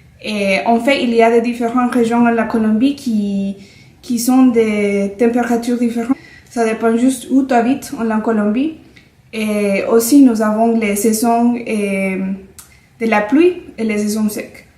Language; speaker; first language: French; non-native, fluent; Spanish